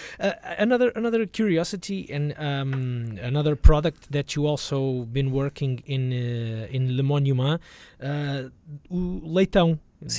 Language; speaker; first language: English; non-native, fluent; Portuguese